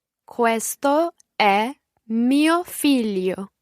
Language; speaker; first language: Italian; non-native, learner; English